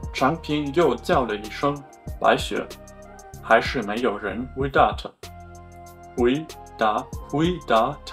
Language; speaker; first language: Chinese; non-native, learner; German